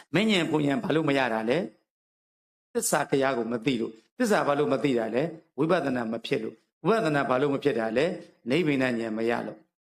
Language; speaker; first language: Burmese; native; Burmese